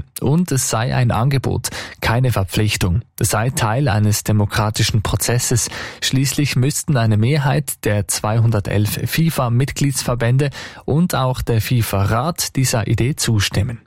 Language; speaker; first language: German; native; German